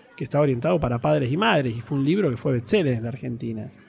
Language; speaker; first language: Spanish; native; Spanish